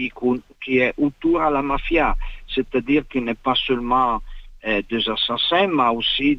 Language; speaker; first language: French; non-native, fluent; Italian